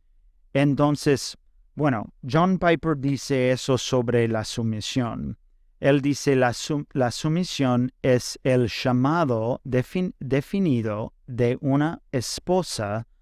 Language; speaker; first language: Spanish; non-native, fluent; English